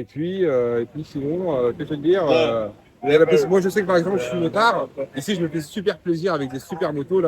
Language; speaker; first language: French; native; French